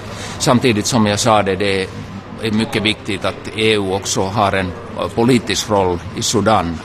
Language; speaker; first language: Swedish; non-native, local second language; Finnish